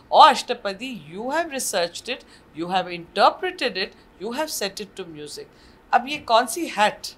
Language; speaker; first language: English; non-native, local second language; Marathi